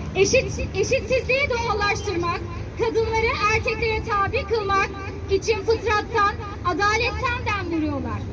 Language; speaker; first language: Turkish; native; Turkish